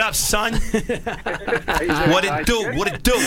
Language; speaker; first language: English; native; English